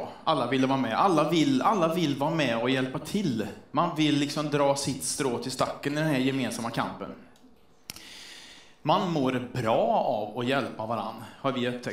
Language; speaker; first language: Swedish; native; Swedish